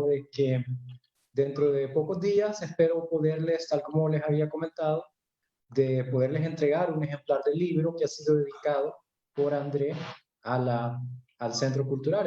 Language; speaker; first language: Spanish; native; Spanish